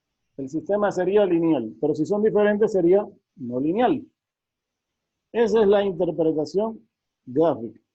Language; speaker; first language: Spanish; native; Spanish